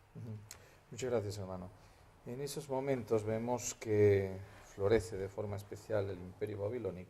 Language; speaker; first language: Spanish; native; Spanish